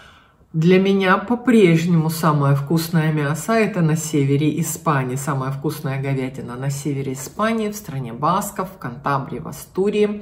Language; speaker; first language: Russian; native; Russian